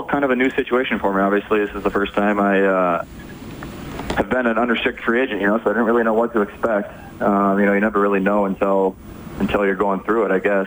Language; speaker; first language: English; native; English